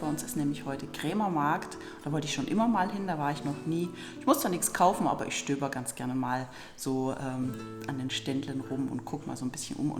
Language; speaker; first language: German; native; German